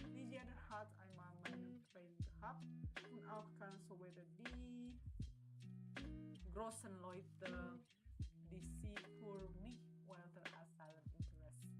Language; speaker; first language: German; non-native, learner; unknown